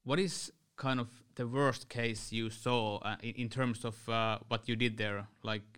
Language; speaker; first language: English; non-native, fluent; Finnish